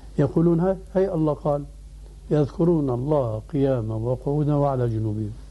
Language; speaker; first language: Arabic; native; Arabic